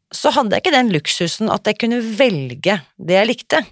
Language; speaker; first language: Norwegian; early bilingual, other home language; German